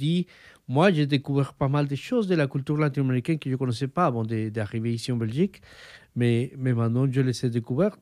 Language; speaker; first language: French; non-native, fluent; Spanish